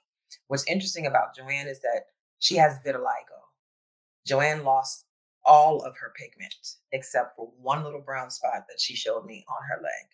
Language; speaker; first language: English; native; English